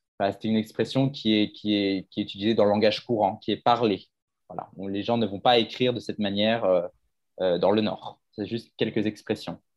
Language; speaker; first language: French; native; French